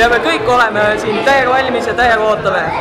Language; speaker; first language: Estonian; native; Estonian